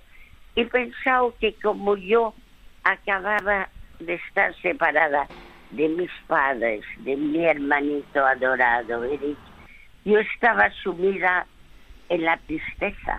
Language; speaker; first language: Spanish; early bilingual, other home language; French